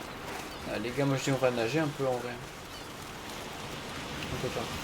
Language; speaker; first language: French; native; French